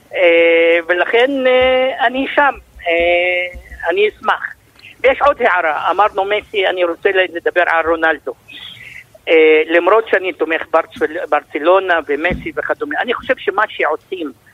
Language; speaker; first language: Hebrew; non-native, local second language; Arabic